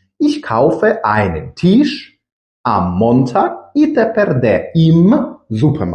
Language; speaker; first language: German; non-native, fluent; Ukrainian